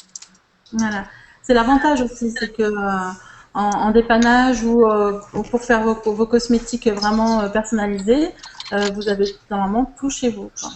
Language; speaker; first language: French; native; French